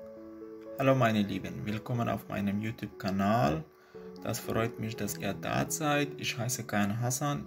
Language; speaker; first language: German; non-native, fluent; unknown